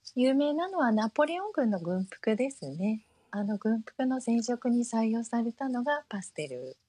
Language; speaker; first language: Japanese; early bilingual, heritage; Japanese